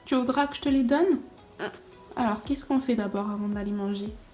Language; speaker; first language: French; native; French